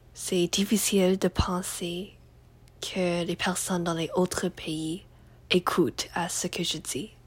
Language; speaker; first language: French; non-native, learner; English